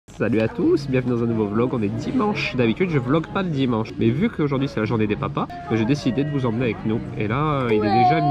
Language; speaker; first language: French; native; French